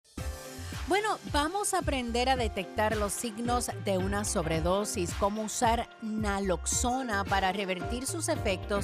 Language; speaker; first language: Spanish; native; Spanish